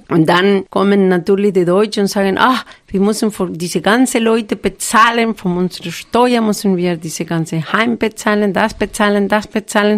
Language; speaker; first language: German; non-native, fluent; Spanish